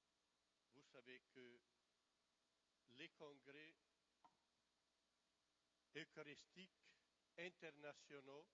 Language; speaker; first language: French; non-native, fluent; Italian